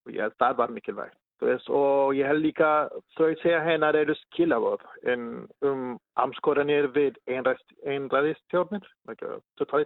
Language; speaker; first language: Icelandic; non-native, learner; Spanish